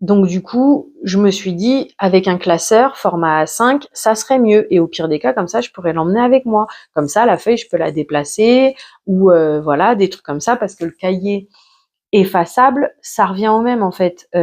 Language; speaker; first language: French; native; French